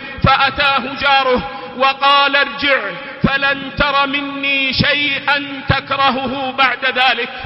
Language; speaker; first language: Arabic; native; Arabic